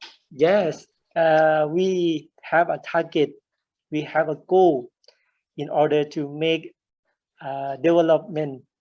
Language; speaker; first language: English; non-native, learner; Thai